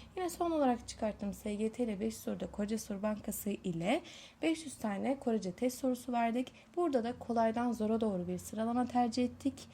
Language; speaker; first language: Turkish; native; Turkish